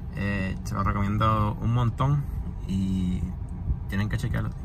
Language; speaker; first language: Spanish; early bilingual, heritage; Spanish